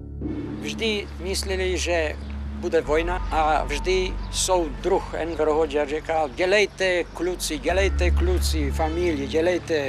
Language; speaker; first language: Slovak; non-native, fluent; Albanian